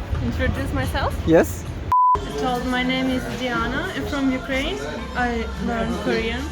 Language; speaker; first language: English; non-native, learner; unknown